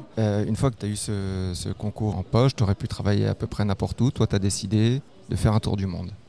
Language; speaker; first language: French; native; French